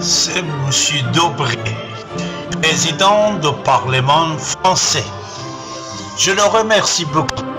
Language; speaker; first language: French; non-native, fluent; Persian